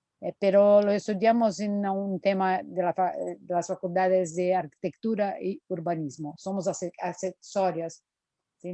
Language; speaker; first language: Spanish; non-native, fluent; Portuguese